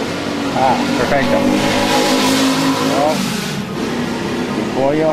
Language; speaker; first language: Spanish; non-native, learner; English